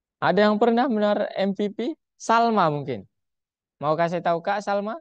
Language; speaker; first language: Indonesian; native; Indonesian